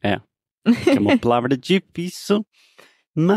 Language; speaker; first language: Portuguese; non-native, fluent; English